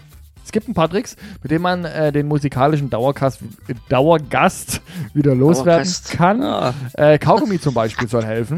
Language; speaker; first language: German; native; German